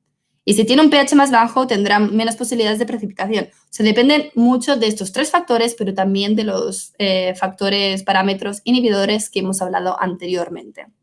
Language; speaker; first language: Spanish; native; Spanish